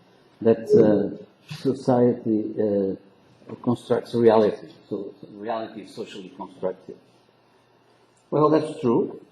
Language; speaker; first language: English; non-native, local second language; Portuguese